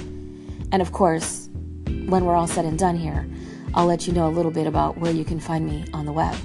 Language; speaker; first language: English; native; English